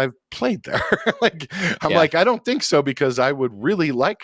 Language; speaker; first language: English; native; English